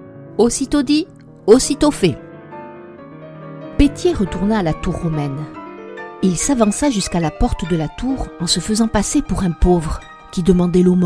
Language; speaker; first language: French; native; French